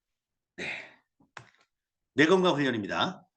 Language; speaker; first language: Korean; native; Korean